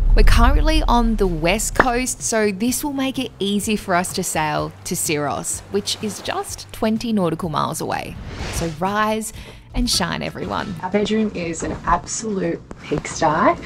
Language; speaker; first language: English; native; English